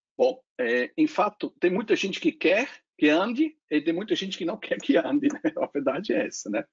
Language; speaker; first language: Portuguese; non-native, fluent; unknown